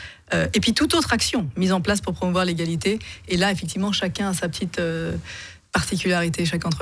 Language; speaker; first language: French; native; French